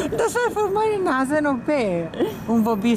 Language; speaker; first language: German; early bilingual, other home language; Spanish